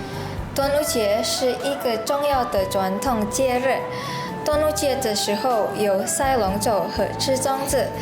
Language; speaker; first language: Chinese; non-native, learner; Indonesian